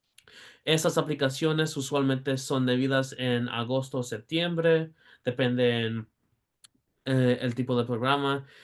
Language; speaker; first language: Spanish; early bilingual, heritage; Spanish